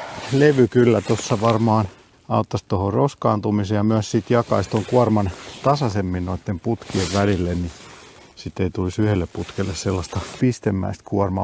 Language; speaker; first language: Finnish; native; Finnish